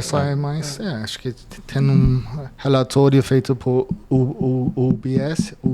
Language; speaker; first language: Portuguese; non-native, fluent; English